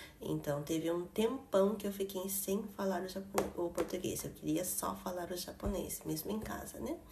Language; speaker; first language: Portuguese; early bilingual, heritage; Portuguese